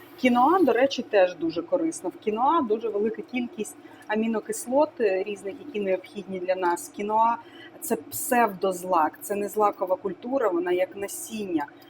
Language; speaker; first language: Ukrainian; non-native, local second language; Russian